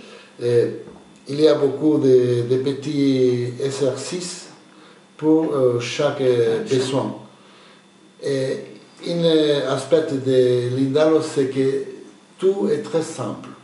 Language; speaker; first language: French; non-native, fluent; Spanish